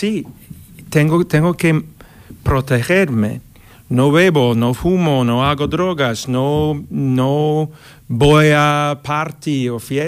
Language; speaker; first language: Spanish; non-native, learner; English